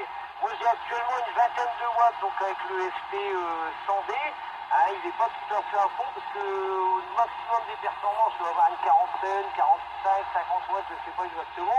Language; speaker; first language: French; native; French